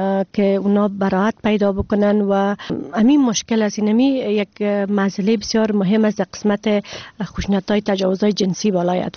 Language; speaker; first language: Persian; native; Persian